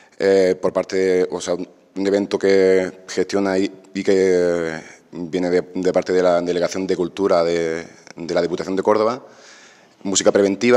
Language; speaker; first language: Spanish; native; Spanish